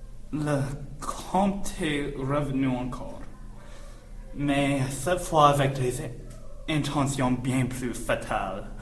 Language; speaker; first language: French; non-native, learner; English